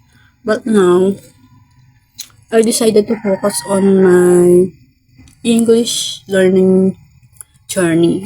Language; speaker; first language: English; non-native, learner; Filipino